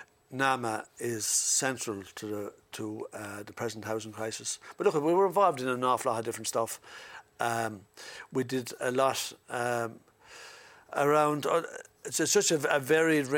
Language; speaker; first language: English; native; English